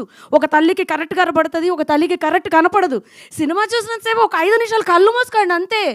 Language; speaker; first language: Telugu; native; Telugu